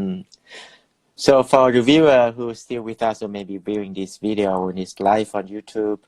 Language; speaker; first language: English; non-native, fluent; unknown